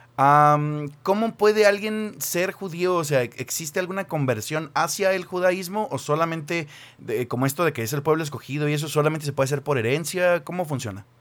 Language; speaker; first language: Spanish; native; Spanish